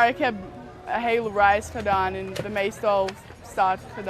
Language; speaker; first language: Dutch; non-native, learner; English